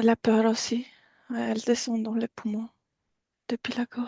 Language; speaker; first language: French; non-native, fluent; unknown